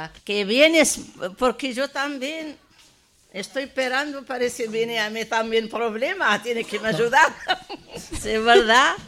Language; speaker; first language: Spanish; non-native, learner; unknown